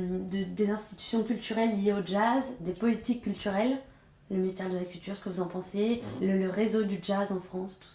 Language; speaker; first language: French; native; French